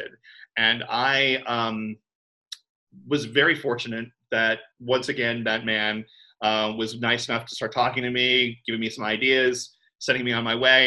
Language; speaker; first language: English; native; English